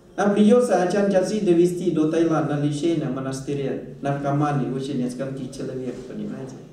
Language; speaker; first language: Russian; non-native, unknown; Thai